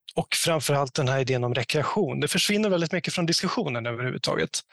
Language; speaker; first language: Swedish; native; Swedish